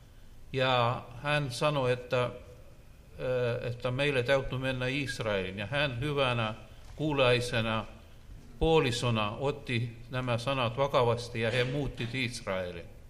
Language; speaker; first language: Finnish; non-native, learner; Russian